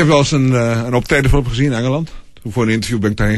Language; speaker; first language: Dutch; native; Dutch